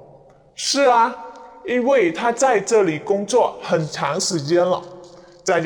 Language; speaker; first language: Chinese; non-native, fluent; Khmer